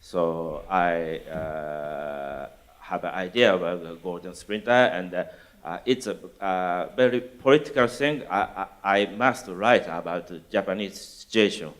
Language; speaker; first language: English; non-native, learner; Japanese